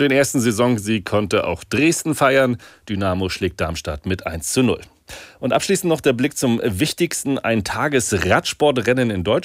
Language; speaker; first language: German; native; German